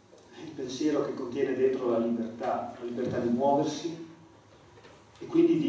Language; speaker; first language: Italian; native; Italian